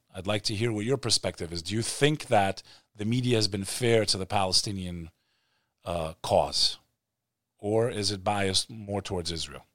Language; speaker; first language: English; native; English